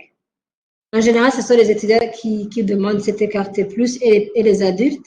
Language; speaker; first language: French; non-native, local second language; Rundi